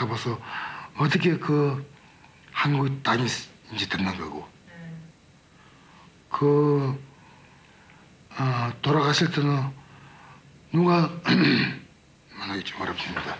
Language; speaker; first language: Korean; early bilingual, heritage; Korean